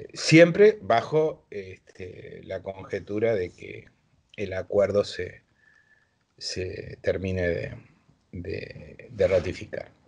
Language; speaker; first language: Spanish; native; Spanish